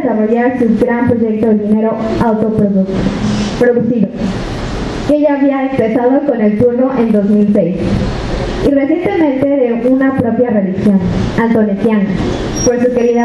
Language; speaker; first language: Spanish; native; Spanish